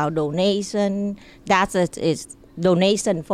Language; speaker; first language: English; non-native, learner; Vietnamese